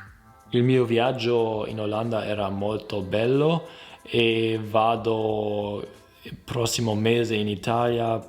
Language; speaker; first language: Italian; non-native, learner; German